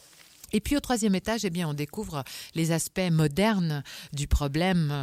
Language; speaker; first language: French; native; French